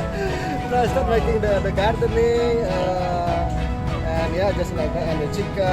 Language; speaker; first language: English; non-native, fluent; Indonesian